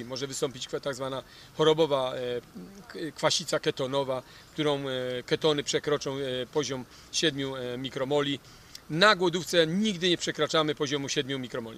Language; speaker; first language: Polish; native; Polish